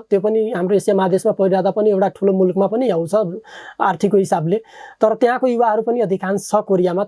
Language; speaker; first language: Nepali; non-native, local second language; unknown